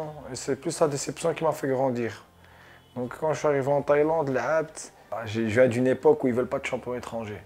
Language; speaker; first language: French; early bilingual, other home language; Arabic